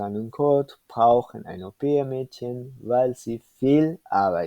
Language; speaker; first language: German; non-native, fluent; Spanish